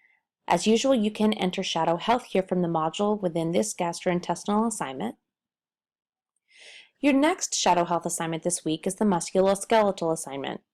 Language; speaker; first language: English; native; English